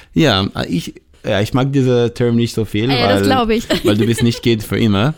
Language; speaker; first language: German; non-native, fluent; Hebrew